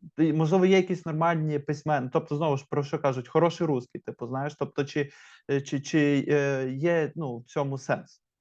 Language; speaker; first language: Ukrainian; native; Ukrainian